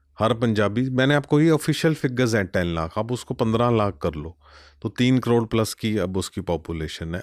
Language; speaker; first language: Hindi; non-native, local second language; Punjabi